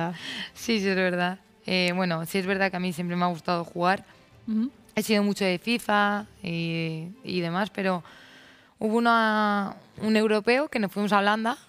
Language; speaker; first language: Spanish; native; Spanish